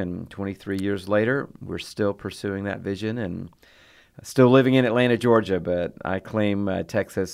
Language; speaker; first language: English; native; English